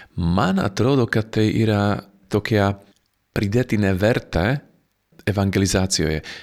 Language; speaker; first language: Lithuanian; non-native, fluent; Slovak